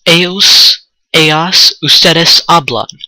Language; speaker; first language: Spanish; non-native, learner; English